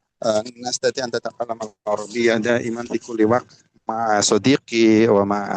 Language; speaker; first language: Arabic; non-native, learner; Indonesian